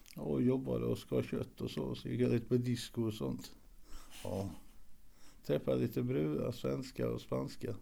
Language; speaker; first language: Swedish; early bilingual, other home language; Norwegian